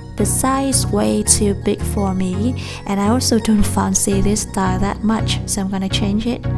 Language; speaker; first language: English; non-native, fluent; Vietnamese